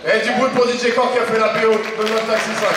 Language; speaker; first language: French; native; French